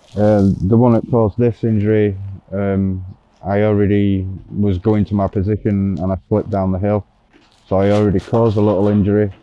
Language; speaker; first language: English; native; English